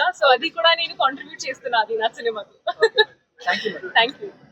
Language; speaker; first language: Telugu; non-native, fluent; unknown